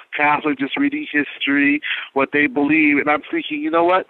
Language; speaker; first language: English; native; English